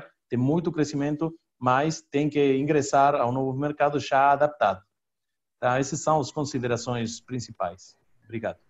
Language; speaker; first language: Portuguese; non-native, learner; Spanish